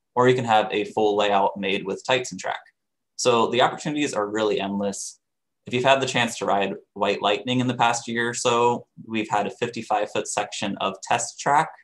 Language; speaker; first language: English; native; English